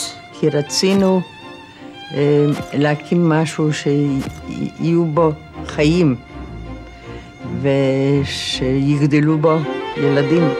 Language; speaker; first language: Hebrew; non-native, fluent; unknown